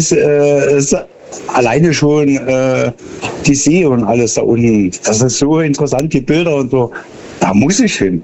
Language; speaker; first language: German; native; German